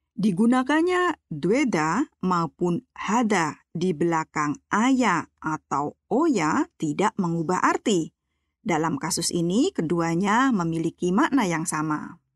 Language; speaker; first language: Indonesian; native; Indonesian